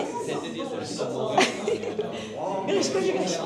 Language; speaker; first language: Japanese; non-native, learner; Turkish